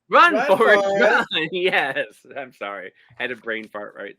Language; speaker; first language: English; native; English